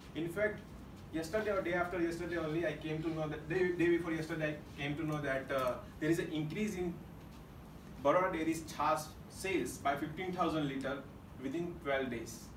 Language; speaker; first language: English; non-native, local second language; Gujarati